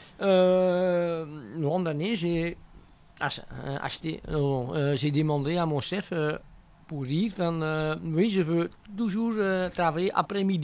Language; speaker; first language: French; non-native, local second language; Dutch